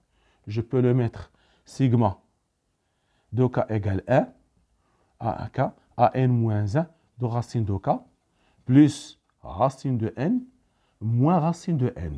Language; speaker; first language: French; non-native, local second language; Arabic